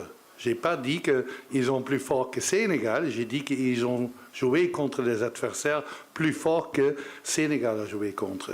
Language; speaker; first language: French; non-native, learner; Dutch